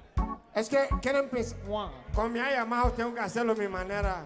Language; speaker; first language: Spanish; non-native, fluent; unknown